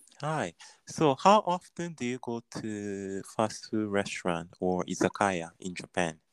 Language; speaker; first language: English; non-native, learner; Japanese